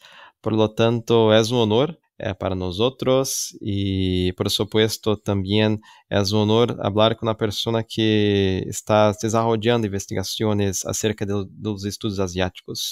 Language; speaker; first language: Spanish; non-native, fluent; Portuguese